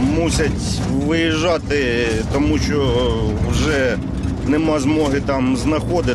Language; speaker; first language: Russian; non-native, local second language; Ukrainian